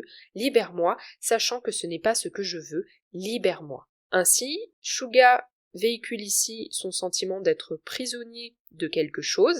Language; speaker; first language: French; native; French